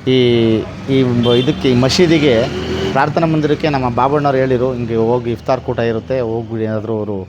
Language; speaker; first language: Kannada; native; Kannada